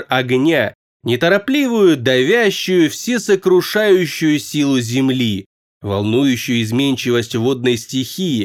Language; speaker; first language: Russian; native; Russian